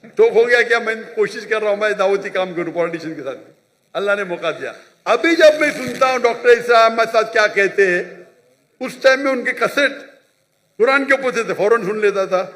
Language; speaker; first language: Hindi; non-native, local second language; Konkani